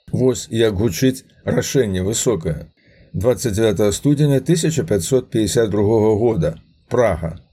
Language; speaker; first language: Belarusian; native; Belarusian